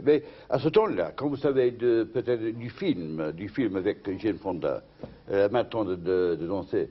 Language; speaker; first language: French; non-native, fluent; English